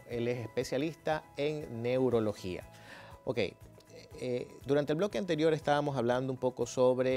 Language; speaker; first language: Spanish; native; Spanish